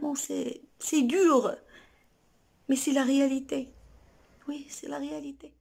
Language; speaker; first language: French; non-native, local second language; Arabic